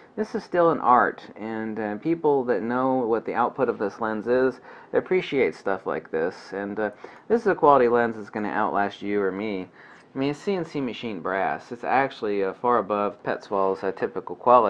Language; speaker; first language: English; native; English